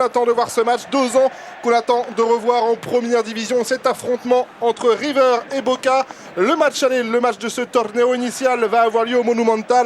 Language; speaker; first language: French; native; French